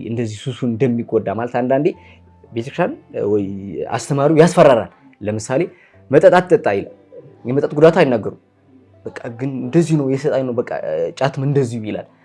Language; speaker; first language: Amharic; non-native, local second language; Tigrinya